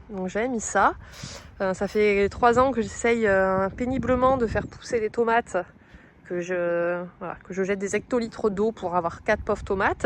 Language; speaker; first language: French; native; French